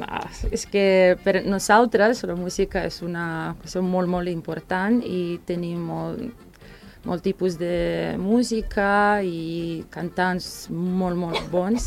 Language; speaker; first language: Catalan; non-native, fluent; Serbian